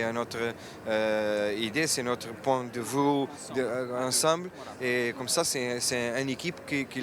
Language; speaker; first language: French; non-native, fluent; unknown